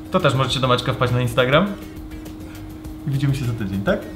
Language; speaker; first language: Polish; native; Polish